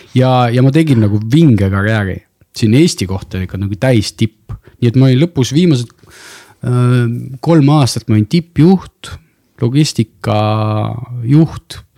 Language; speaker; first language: Estonian; non-native, local second language; Russian